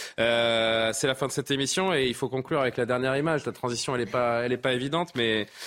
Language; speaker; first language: French; native; French